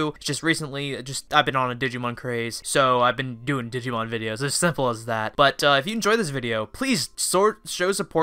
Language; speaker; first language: English; native; English